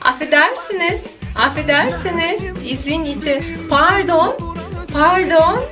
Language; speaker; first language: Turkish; non-native, fluent; Kazakh